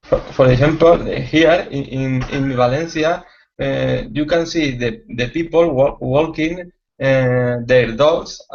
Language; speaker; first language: English; non-native, learner; Spanish